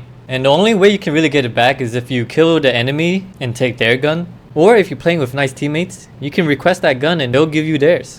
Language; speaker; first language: English; native; English